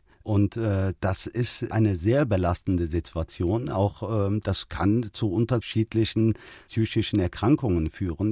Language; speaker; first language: German; early bilingual, other home language; Turkish